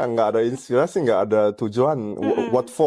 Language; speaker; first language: Indonesian; early bilingual, heritage; German